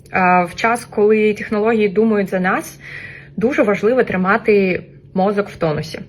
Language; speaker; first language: Ukrainian; non-native, fluent; Russian